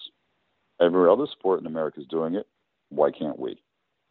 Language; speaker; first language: English; native; English